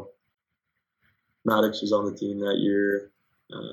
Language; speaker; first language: English; native; English